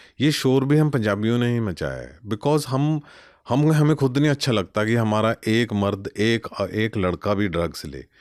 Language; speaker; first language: Hindi; non-native, local second language; Punjabi